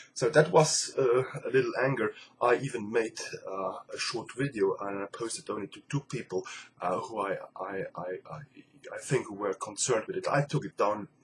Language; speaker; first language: English; non-native, fluent; Luxembourgish